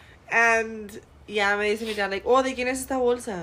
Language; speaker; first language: Spanish; early bilingual, heritage; Spanish